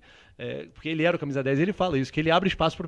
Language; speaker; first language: Portuguese; native; Portuguese